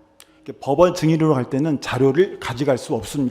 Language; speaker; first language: Korean; native; Korean